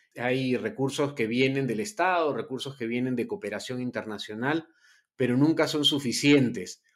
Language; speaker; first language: Spanish; native; Spanish